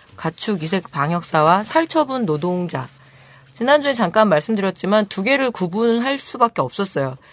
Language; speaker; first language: Korean; native; Korean